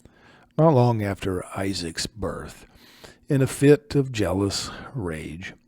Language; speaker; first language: English; native; English